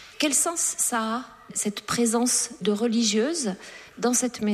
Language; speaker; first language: French; native; French